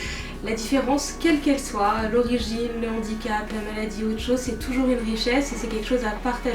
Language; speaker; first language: French; native; French